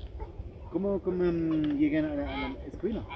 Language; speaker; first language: Spanish; non-native, learner; German